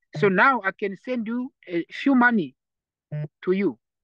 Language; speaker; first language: English; non-native, fluent; Rundi